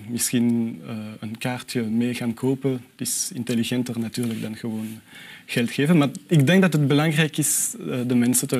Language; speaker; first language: Dutch; non-native, local second language; French